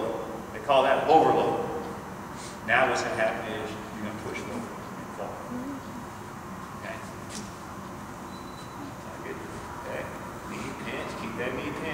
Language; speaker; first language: English; native; English